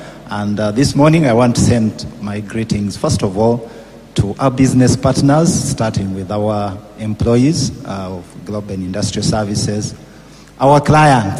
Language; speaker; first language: English; non-native, local second language; Nyankole